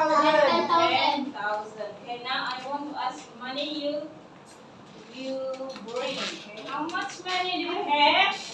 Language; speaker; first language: English; non-native, learner; Indonesian